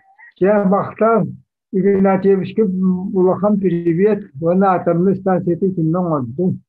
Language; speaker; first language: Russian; non-native, local second language; Yakut